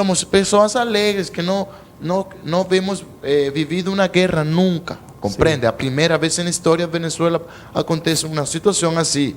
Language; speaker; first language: Portuguese; non-native, learner; Spanish